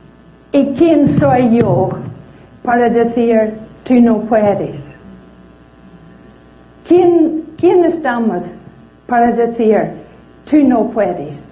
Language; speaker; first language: Spanish; non-native, fluent; English